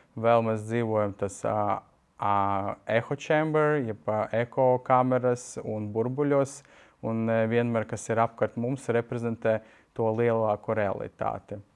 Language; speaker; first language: Latvian; non-native, local second language; Russian